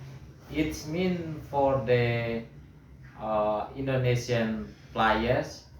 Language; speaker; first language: English; non-native, learner; Indonesian